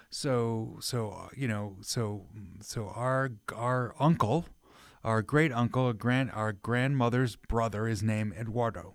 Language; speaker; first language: English; native; English